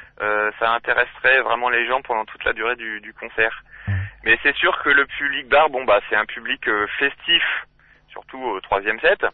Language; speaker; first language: French; native; French